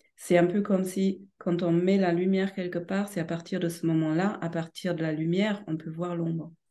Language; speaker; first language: French; non-native, fluent; German